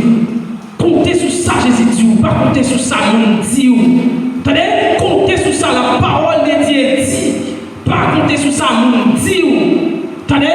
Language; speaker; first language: French; non-native, local second language; Haitian Creole